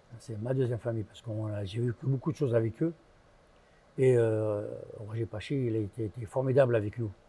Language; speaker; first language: French; early bilingual, other home language; Arabic